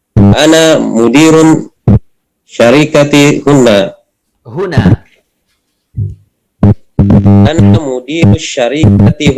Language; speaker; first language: Arabic; non-native, learner; Indonesian